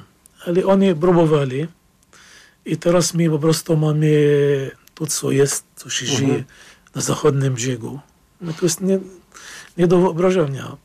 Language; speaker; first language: Polish; non-native, fluent; Arabic